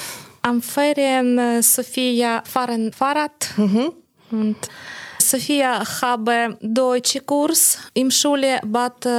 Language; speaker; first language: German; non-native, learner; Ukrainian